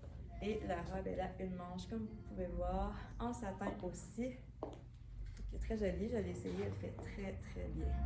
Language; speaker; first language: French; native; French